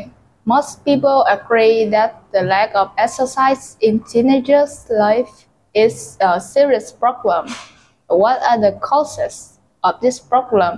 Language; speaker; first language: English; non-native, learner; Vietnamese